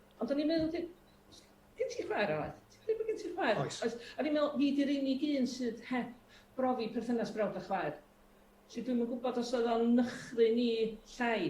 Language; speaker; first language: Welsh; native; Welsh